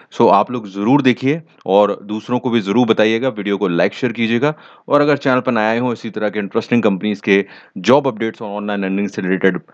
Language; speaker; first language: Hindi; native; Hindi